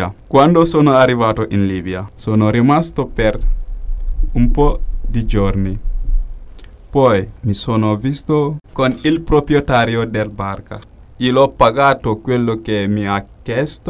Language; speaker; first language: Italian; non-native, learner; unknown